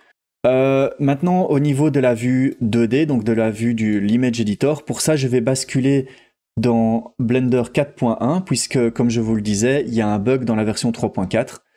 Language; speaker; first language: French; native; French